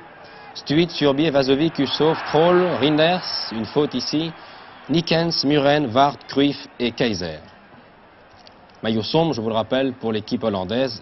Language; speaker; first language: French; native; French